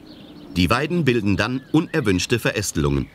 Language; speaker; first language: German; native; German